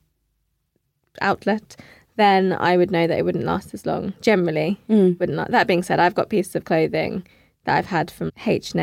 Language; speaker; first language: English; native; English